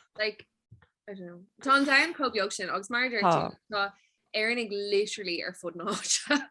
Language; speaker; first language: Irish; non-native, local second language; English